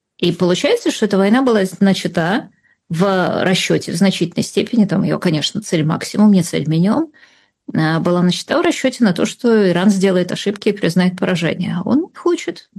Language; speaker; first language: Russian; native; Russian